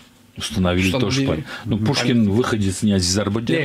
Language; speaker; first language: Russian; native; Russian